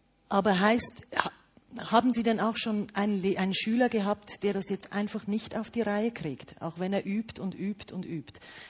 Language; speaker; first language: German; native; German